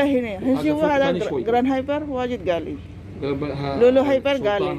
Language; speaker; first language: Arabic; non-native, learner; Filipino